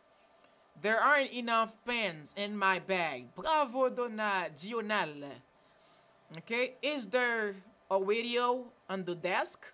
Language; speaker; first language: English; non-native, fluent; Haitian Creole